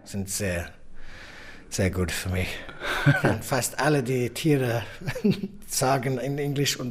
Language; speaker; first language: German; non-native, learner; English